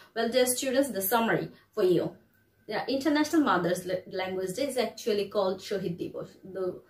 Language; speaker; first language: English; non-native, local second language; Bangla